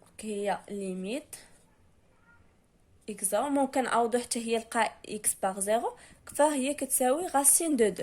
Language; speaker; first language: Arabic; native; Arabic